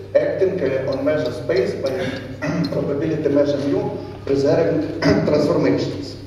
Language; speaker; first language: English; non-native, fluent; Ukrainian